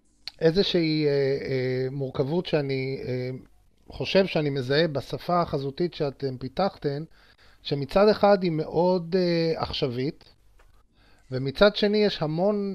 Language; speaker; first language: Hebrew; native; Hebrew